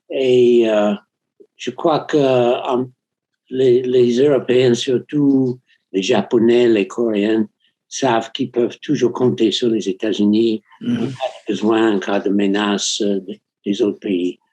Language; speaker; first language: French; non-native, fluent; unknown